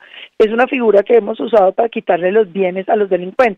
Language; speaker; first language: Spanish; native; Spanish